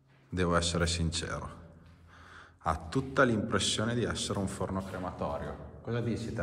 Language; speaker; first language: Italian; native; Italian